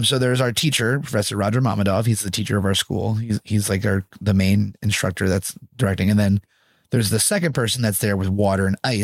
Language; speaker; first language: English; native; English